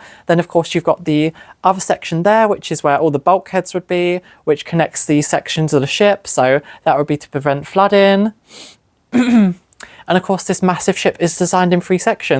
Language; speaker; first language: English; native; English